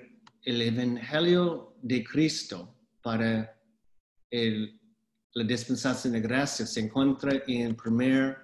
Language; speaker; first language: Spanish; non-native, fluent; English